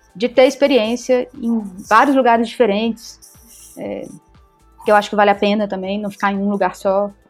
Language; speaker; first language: Portuguese; native; Portuguese